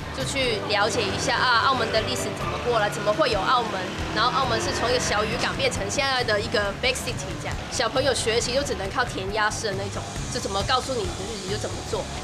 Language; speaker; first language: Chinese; non-native, local second language; Cantonese